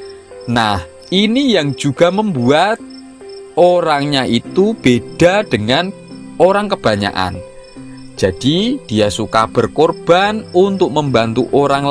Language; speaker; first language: Indonesian; non-native, local second language; Javanese